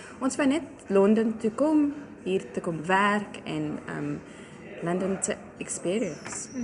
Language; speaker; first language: Afrikaans; non-native, local second language; English